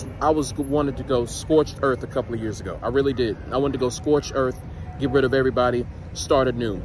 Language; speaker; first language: English; native; English